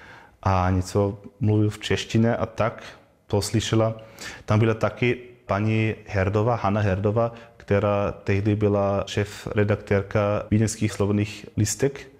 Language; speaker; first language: Czech; non-native, learner; German